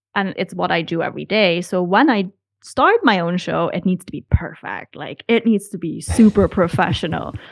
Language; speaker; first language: English; non-native, fluent; Dutch